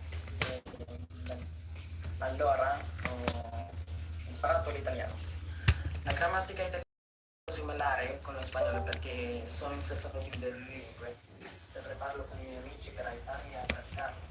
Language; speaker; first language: Italian; non-native, learner; Filipino